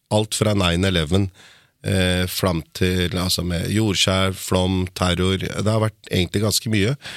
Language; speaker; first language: Norwegian; early bilingual, other home language; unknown